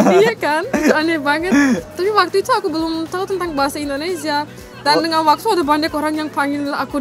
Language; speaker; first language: Indonesian; non-native, fluent; Turkish